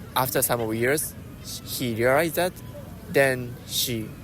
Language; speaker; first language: English; non-native, learner; Japanese